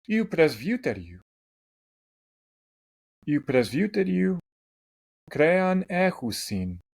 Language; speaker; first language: Greek; non-native, fluent; English